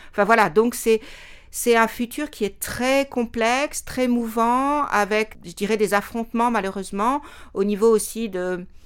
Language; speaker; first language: French; native; French